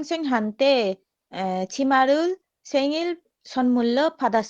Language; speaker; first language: Korean; non-native, learner; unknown